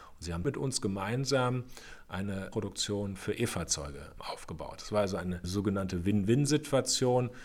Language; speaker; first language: German; native; German